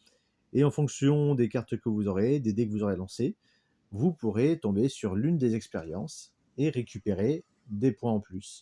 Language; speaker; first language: French; native; French